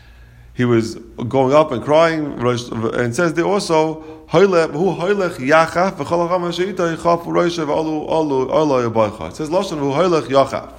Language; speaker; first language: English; native; English